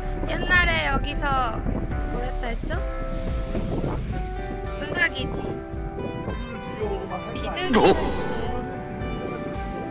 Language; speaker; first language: Korean; native; Korean